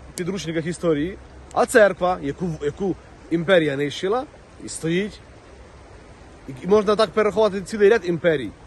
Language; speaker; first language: Ukrainian; native; Ukrainian